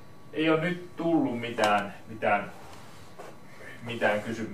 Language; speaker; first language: Finnish; native; Finnish